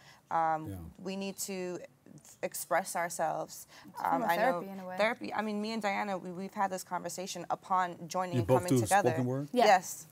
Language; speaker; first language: English; native; English